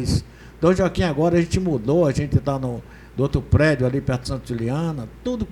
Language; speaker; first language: Portuguese; native; Portuguese